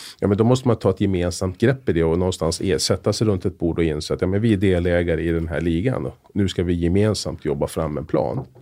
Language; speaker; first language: Swedish; native; Swedish